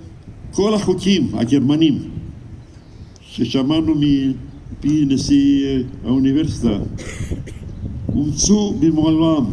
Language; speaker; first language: Hebrew; non-native, fluent; Romanian